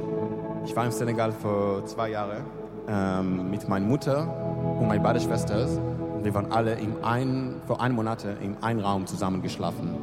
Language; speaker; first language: German; non-native, learner; English